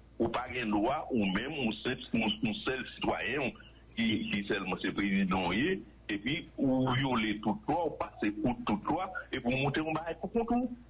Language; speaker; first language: French; non-native, local second language; Haitian Creole